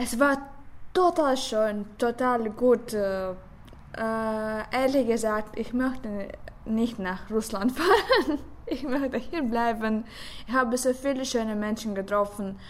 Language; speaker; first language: German; non-native, learner; Russian